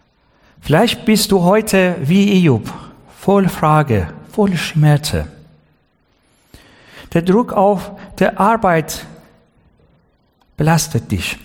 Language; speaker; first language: German; non-native, learner; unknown